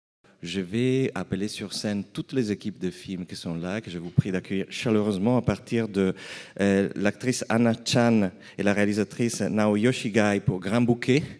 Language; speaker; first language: French; native; French